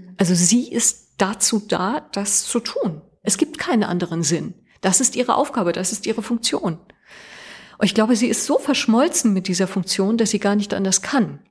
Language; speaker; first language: German; early bilingual, other home language; Persian